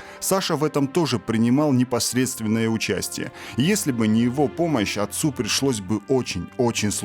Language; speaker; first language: Russian; native; Russian